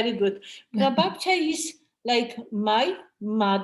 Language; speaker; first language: English; non-native, learner; Polish